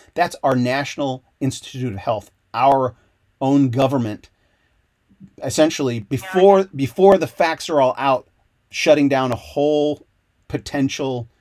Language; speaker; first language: English; native; English